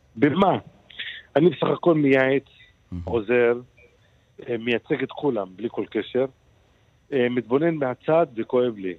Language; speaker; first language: Hebrew; non-native, local second language; Arabic